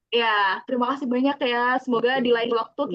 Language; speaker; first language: Indonesian; native; Indonesian